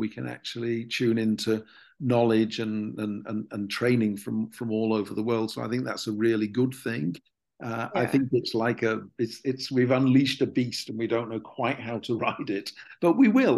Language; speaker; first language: English; native; English